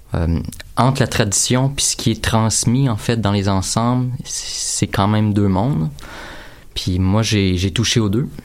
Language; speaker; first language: French; native; French